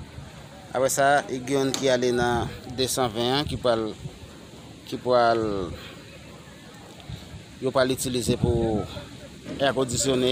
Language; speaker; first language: French; non-native, learner; Haitian Creole